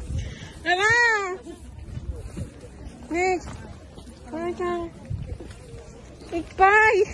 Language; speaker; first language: Japanese; non-native, learner; Filipino